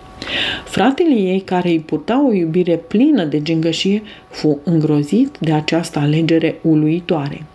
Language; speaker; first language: Romanian; native; Romanian